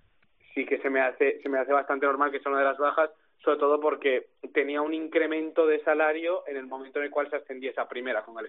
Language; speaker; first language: Spanish; native; Spanish